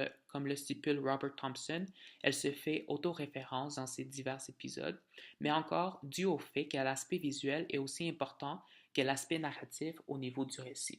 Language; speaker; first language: French; native; French